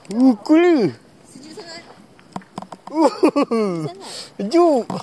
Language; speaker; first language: Malay; native; Malay